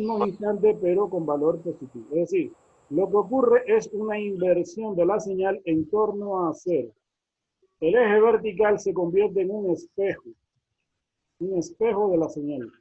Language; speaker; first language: Spanish; native; Spanish